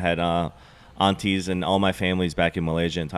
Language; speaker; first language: English; native; English